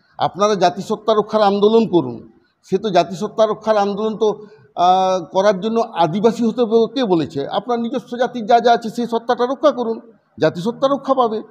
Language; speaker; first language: Bangla; non-native, local second language; Santali